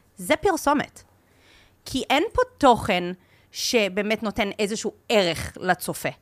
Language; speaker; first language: Hebrew; early bilingual, heritage; English